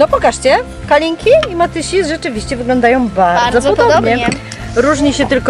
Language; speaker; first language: Polish; native; Polish